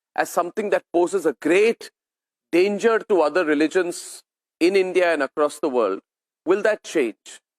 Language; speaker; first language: English; non-native, local second language; Hindi